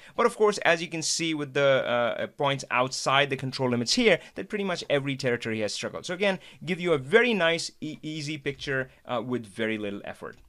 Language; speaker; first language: English; non-native, local second language; Hindi